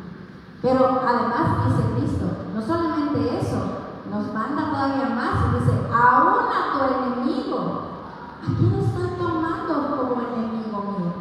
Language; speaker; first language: Spanish; native; Spanish